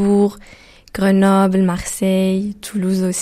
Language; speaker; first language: French; non-native, local second language; Arabic